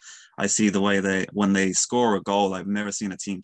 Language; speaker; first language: English; native; English